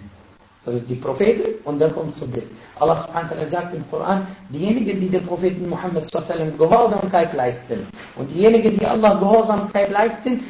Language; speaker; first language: German; non-native, fluent; Arabic